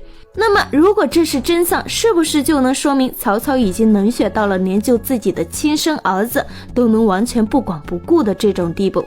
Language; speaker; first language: Chinese; native; Chinese